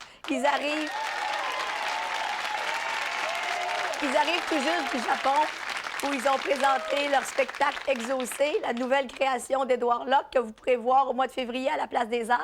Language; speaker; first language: French; native; French